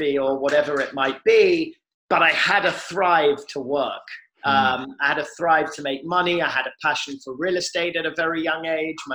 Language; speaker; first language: English; native; English